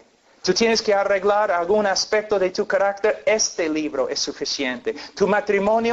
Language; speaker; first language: Spanish; non-native, fluent; English